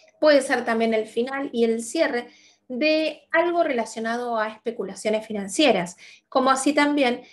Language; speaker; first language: Spanish; native; Spanish